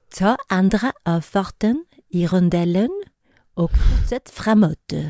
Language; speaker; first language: Swedish; native; Swedish